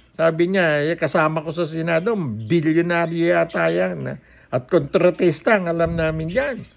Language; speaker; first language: Filipino; native; Filipino